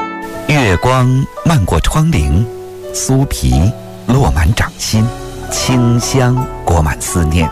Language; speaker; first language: Chinese; native; Chinese